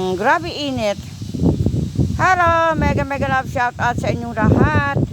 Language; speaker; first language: Filipino; non-native, local second language; Iloko